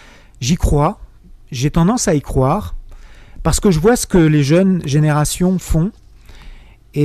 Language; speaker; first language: French; native; French